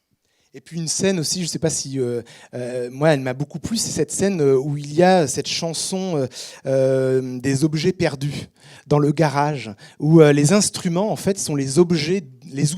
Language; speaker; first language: French; native; French